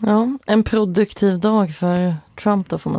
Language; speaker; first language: Swedish; native; Swedish